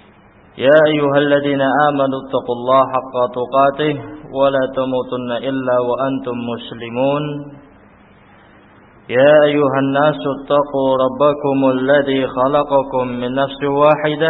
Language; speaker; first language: Arabic; non-native, fluent; Indonesian